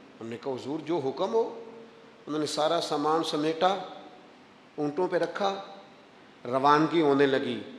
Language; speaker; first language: Urdu; non-native, local second language; Punjabi